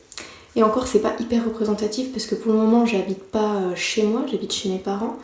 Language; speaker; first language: French; native; French